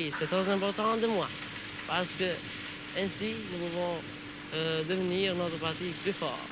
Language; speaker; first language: French; non-native, learner; Albanian